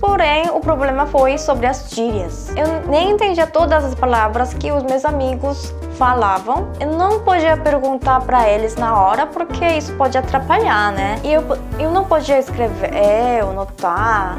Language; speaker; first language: Portuguese; non-native, fluent; Korean